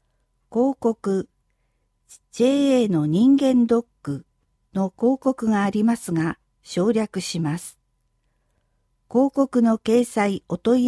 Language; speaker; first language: Japanese; native; Japanese